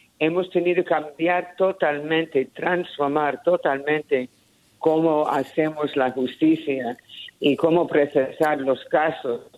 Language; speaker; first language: Spanish; early bilingual, heritage; Spanish